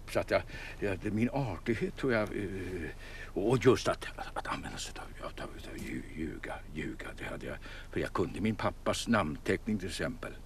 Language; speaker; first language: Swedish; native; Swedish